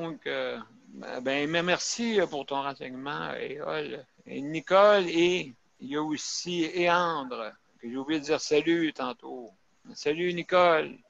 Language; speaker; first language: French; native; French